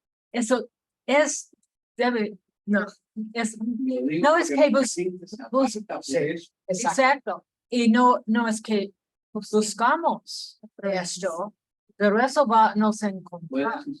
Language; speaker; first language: Spanish; non-native, fluent; English